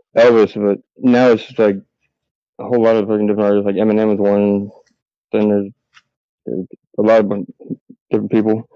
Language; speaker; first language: English; native; English